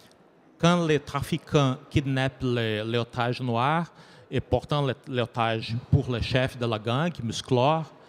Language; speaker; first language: French; non-native, learner; Portuguese